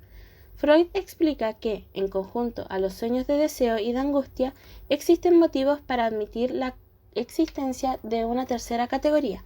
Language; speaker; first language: Spanish; native; Spanish